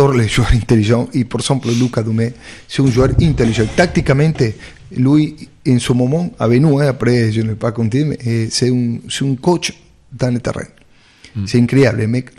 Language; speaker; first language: French; non-native, fluent; Spanish